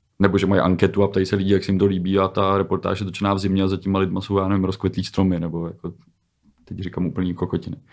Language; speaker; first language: Czech; native; Czech